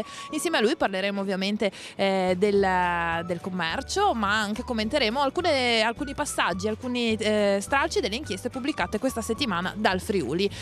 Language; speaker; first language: Italian; native; Italian